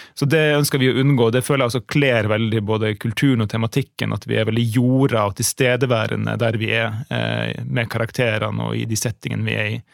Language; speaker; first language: Norwegian; native; Norwegian